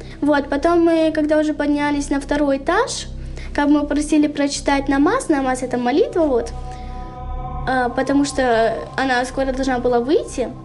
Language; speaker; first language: Russian; native; Russian